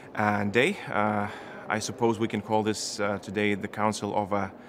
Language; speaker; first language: English; non-native, fluent; Lithuanian